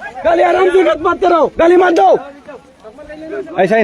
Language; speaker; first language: Hindi; non-native, learner; Bangla